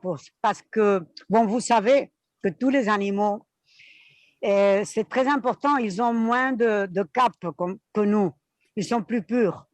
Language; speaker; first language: French; non-native, fluent; Spanish